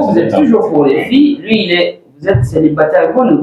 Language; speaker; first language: French; non-native, fluent; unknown